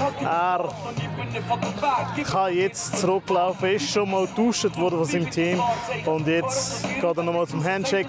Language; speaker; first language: German; native; German